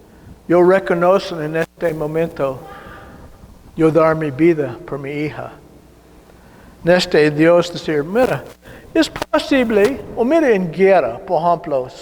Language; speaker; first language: Spanish; non-native, learner; English